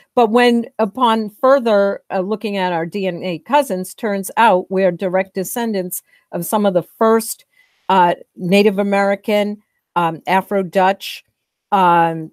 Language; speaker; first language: English; native; English